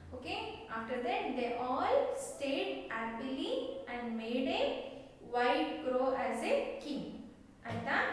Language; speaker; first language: English; non-native, local second language; Kannada